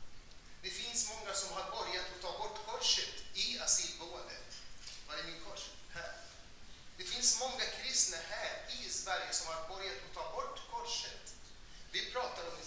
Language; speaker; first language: Swedish; non-native, fluent; Arabic